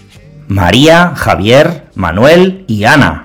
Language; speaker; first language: Spanish; native; Spanish